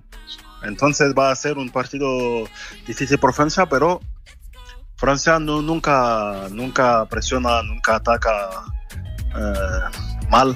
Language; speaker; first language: Spanish; non-native, fluent; French